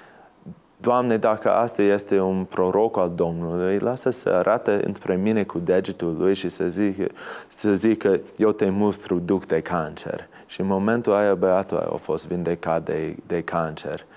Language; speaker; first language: Romanian; non-native, fluent; English